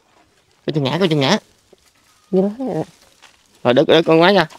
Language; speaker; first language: Vietnamese; native; Vietnamese